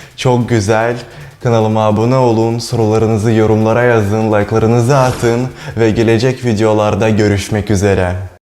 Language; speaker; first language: Turkish; non-native, learner; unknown